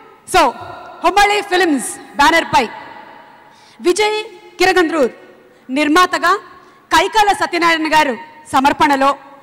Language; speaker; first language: Telugu; native; Telugu